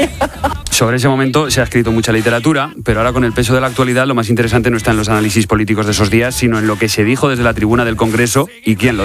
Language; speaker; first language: Spanish; native; Spanish